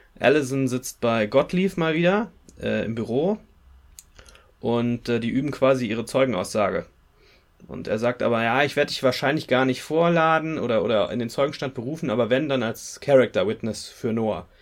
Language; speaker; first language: German; native; German